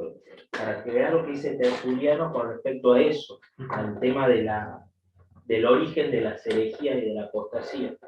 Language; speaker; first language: Spanish; native; Spanish